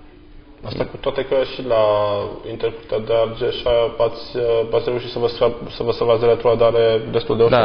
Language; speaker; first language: Romanian; native; Romanian